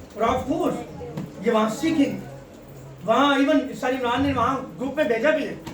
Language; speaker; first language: Urdu; non-native, local second language; Punjabi